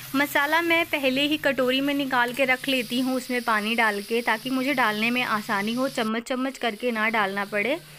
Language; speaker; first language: Hindi; native; Hindi